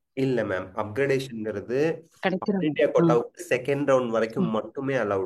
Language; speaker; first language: Tamil; native; Tamil